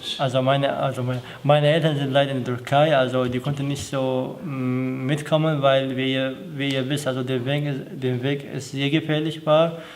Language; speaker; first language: German; non-native, learner; Arabic